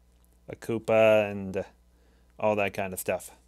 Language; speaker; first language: English; native; English